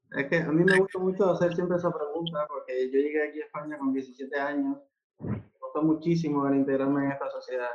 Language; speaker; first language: Spanish; native; Spanish